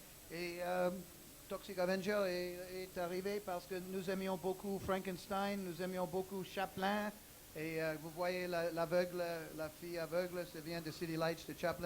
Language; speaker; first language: French; non-native, learner; English